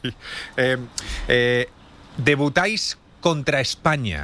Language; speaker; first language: Spanish; native; Spanish